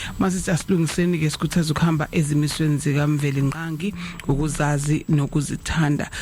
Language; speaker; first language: Zulu; native; Zulu